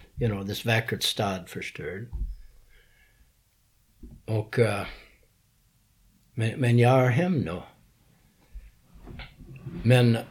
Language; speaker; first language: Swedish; non-native, learner; English